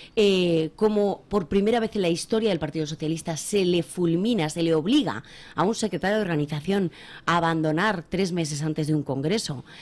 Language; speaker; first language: Spanish; native; Spanish